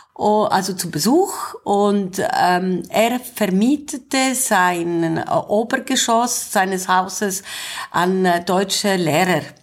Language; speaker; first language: German; non-native, fluent; Greek